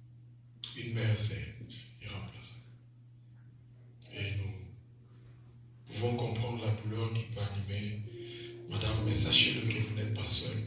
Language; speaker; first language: French; non-native, local second language; Lingala